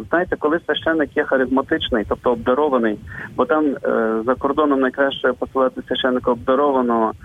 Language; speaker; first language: Ukrainian; native; Ukrainian